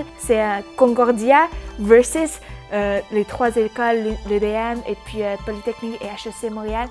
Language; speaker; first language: French; non-native, learner; Chinese